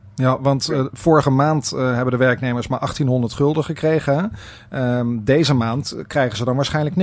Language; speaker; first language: Dutch; native; Dutch